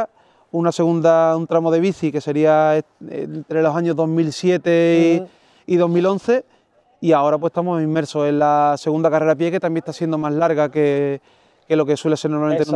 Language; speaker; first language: Spanish; native; Spanish